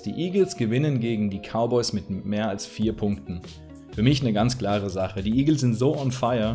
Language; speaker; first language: German; native; German